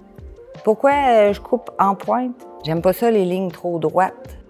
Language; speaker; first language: French; native; French